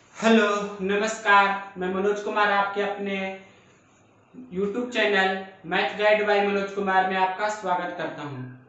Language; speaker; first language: Hindi; native; Hindi